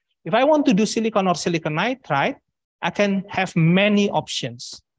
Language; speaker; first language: English; non-native, fluent; Indonesian